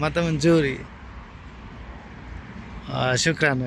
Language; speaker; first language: Arabic; non-native, learner; Bangla